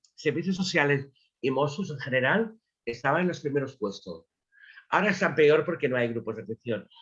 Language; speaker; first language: Spanish; native; Spanish